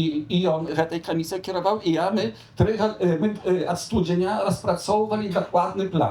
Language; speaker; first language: Polish; non-native, local second language; Belarusian